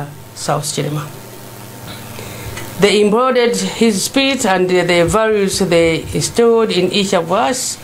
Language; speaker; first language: English; non-native, local second language; Nyanja